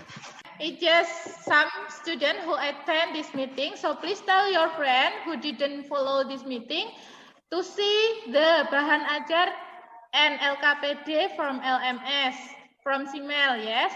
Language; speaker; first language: English; non-native, fluent; Indonesian